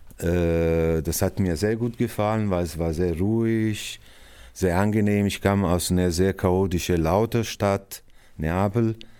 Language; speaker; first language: German; non-native, fluent; Italian